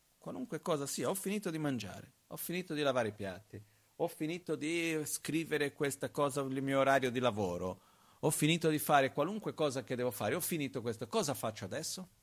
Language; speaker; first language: Italian; non-native, fluent; Portuguese